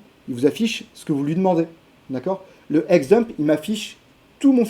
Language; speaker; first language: French; native; French